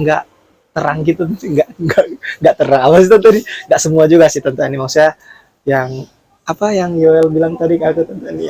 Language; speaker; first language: Indonesian; native; Indonesian